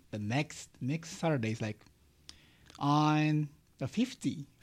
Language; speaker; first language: English; non-native, learner; Japanese